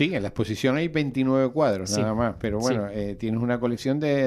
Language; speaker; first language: Spanish; native; Spanish